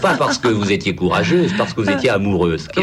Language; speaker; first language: French; native; French